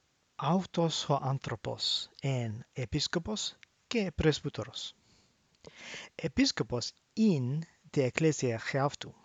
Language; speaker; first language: Greek; non-native, learner; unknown